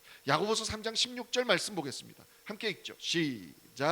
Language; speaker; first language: Korean; native; Korean